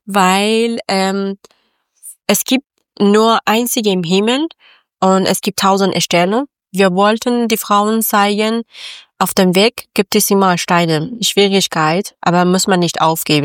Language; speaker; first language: German; non-native, learner; Persian